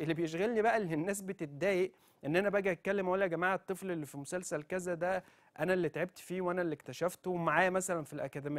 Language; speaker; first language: Arabic; native; Arabic